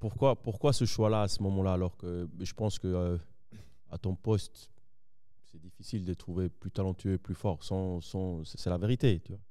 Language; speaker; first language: French; native; French